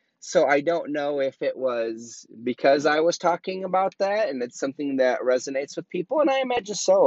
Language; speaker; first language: English; native; English